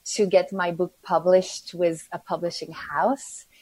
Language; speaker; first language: English; non-native, fluent; French